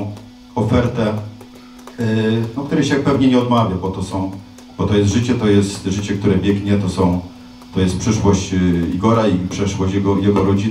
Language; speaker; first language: Polish; native; Polish